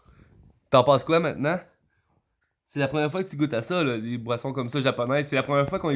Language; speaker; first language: French; native; French